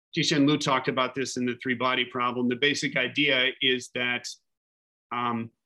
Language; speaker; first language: English; native; English